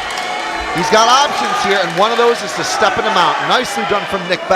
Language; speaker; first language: English; native; English